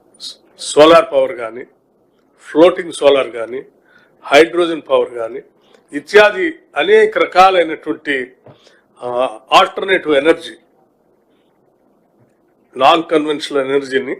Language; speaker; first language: Telugu; native; Telugu